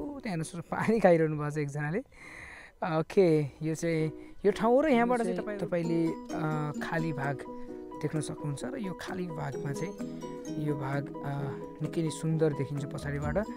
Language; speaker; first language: Nepali; native; Nepali